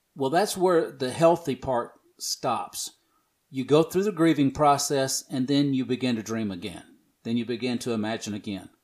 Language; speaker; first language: English; native; English